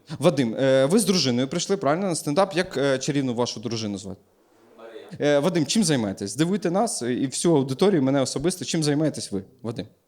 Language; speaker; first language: Ukrainian; native; Ukrainian